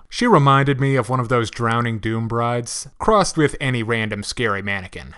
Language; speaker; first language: English; native; English